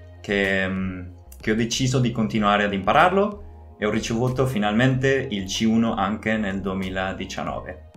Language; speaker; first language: Italian; non-native, fluent; Spanish